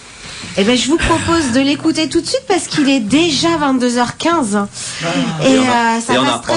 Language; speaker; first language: French; native; French